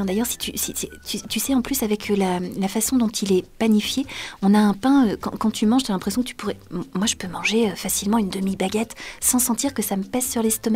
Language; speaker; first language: French; native; French